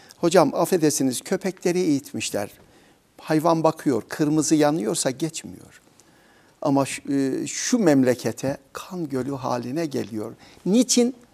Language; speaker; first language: Turkish; native; Turkish